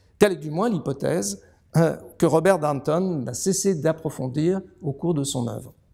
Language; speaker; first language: French; native; French